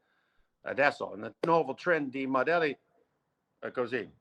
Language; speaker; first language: Italian; non-native, learner; English